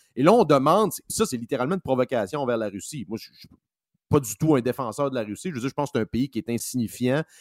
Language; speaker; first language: French; native; French